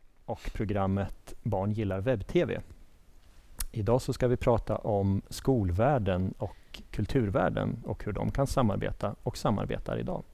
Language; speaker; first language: Swedish; native; Swedish